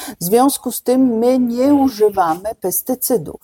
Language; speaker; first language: Polish; non-native, fluent; Italian